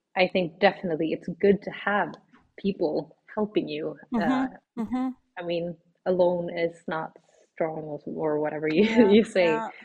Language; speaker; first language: English; non-native, fluent; Swedish